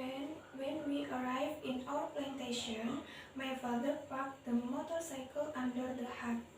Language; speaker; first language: English; non-native, learner; Indonesian